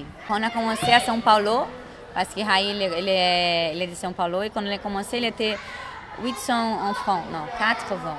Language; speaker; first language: French; non-native, fluent; Portuguese